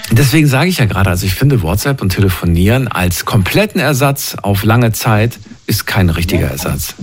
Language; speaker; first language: German; native; German